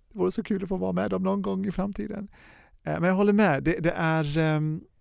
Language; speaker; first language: Swedish; early bilingual, other home language; Arabic